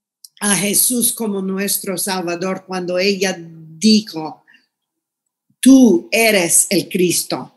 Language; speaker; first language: Spanish; non-native, fluent; English